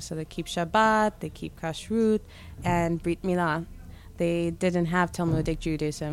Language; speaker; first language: English; non-native, local second language; Shona